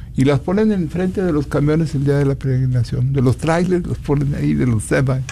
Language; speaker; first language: Spanish; native; Spanish